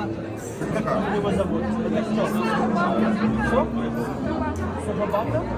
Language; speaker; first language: Russian; non-native, learner; Burmese